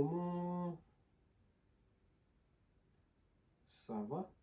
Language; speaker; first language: French; non-native, learner; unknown